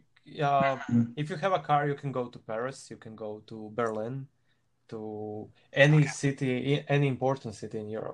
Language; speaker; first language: English; non-native, fluent; Croatian